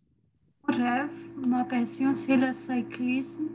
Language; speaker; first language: French; non-native, learner; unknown